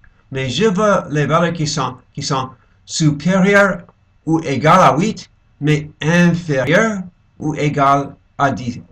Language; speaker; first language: French; non-native, fluent; English